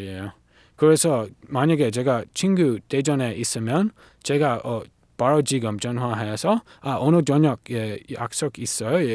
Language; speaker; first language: Korean; non-native, learner; English